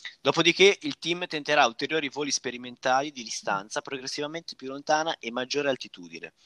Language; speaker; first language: Italian; native; Italian